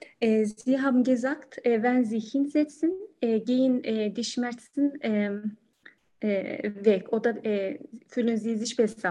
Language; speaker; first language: German; non-native, learner; Turkish